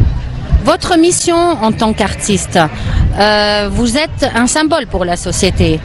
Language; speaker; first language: French; non-native, fluent; Arabic